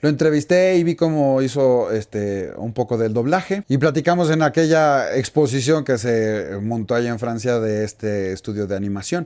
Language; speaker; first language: Spanish; native; Spanish